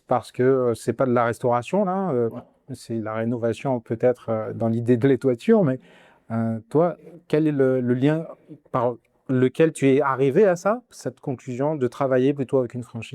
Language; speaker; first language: French; native; French